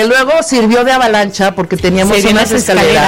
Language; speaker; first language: Spanish; native; Spanish